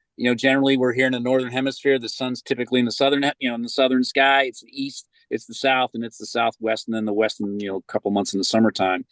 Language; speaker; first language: English; native; English